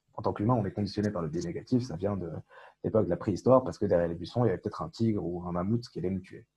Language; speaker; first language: French; non-native, local second language; Arabic